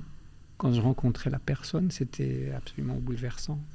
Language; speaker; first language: French; early bilingual, other home language; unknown